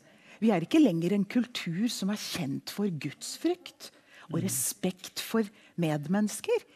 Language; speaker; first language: Norwegian; early bilingual, heritage; Norwegian